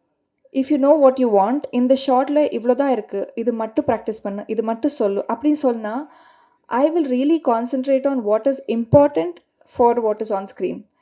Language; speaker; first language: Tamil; non-native, learner; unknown